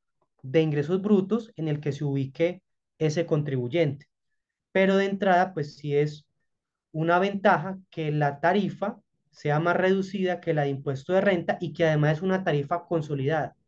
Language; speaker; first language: Spanish; native; Spanish